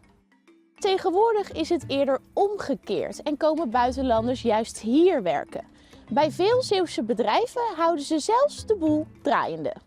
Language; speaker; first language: Dutch; native; Dutch